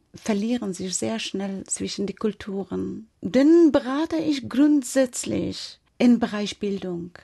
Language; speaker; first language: German; non-native, fluent; Persian